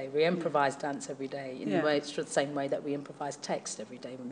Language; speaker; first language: English; native; English